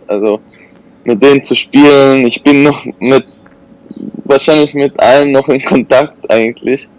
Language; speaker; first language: German; non-native, fluent; Spanish